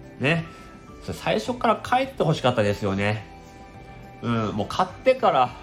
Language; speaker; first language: Japanese; native; Japanese